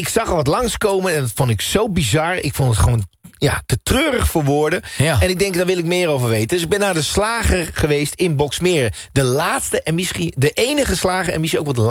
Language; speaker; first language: Dutch; native; Dutch